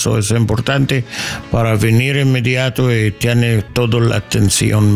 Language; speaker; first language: Spanish; non-native, learner; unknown